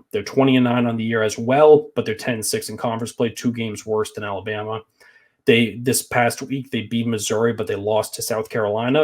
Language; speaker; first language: English; native; English